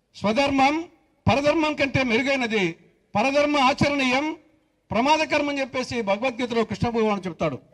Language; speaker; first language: Telugu; native; Telugu